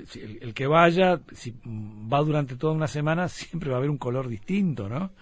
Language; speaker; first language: Spanish; native; Spanish